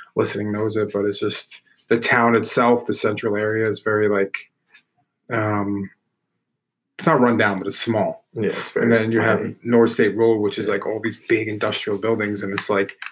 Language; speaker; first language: English; native; English